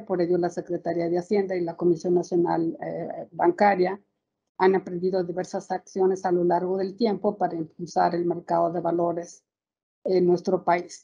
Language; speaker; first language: Spanish; native; Spanish